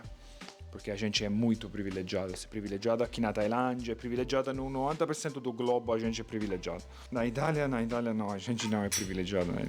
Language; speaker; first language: Portuguese; non-native, fluent; Italian